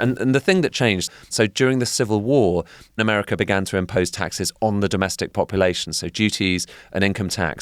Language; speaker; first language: English; native; English